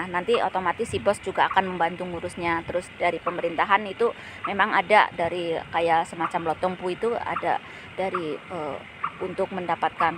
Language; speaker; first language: Indonesian; native; Indonesian